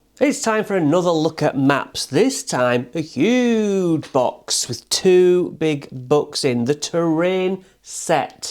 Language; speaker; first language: English; native; English